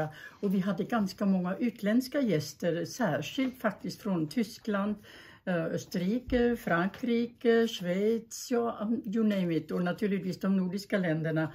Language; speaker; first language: Swedish; early bilingual, other home language; German